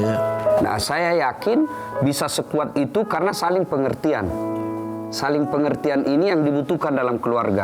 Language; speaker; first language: Indonesian; native; Indonesian